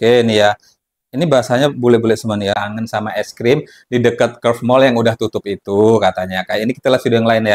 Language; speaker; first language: Indonesian; native; Indonesian